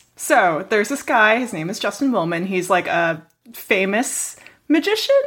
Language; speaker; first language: English; non-native, local second language; Cantonese